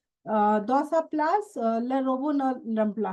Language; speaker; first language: French; non-native, fluent; Hindi